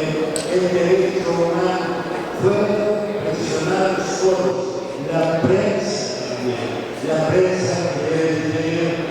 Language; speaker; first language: Spanish; non-native, fluent; Arabic